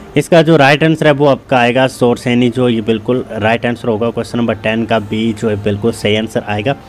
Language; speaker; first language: Hindi; native; Hindi